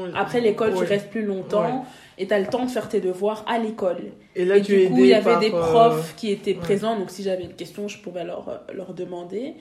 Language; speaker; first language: French; native; French